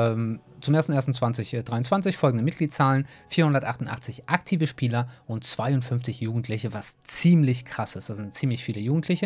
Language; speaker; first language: German; native; German